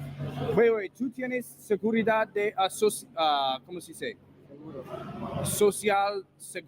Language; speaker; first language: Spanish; non-native, learner; English